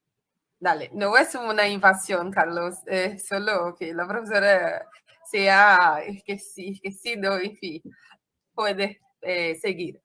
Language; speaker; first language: Spanish; non-native, fluent; Portuguese